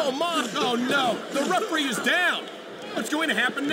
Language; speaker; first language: English; native; English